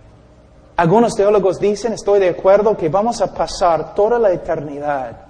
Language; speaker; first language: Spanish; non-native, fluent; English